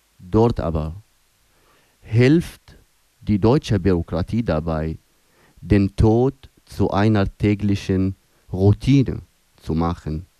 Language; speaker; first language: German; non-native, fluent; Arabic